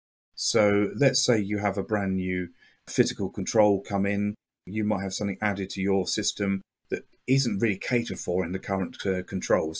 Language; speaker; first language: English; native; English